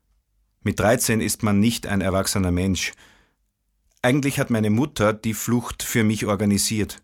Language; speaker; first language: German; non-native, fluent; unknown